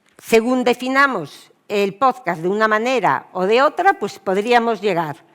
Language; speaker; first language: Spanish; native; Spanish